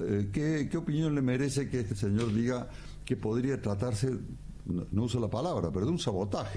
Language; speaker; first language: Spanish; native; Spanish